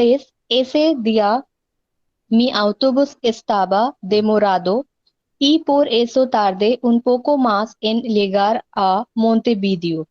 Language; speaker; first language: Spanish; non-native, learner; Hindi